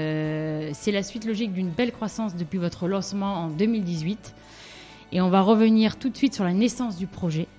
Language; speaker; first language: French; native; French